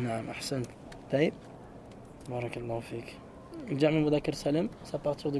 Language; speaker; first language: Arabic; non-native, fluent; French